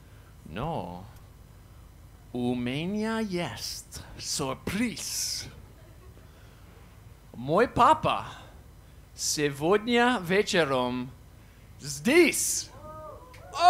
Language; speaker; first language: Russian; non-native, learner; English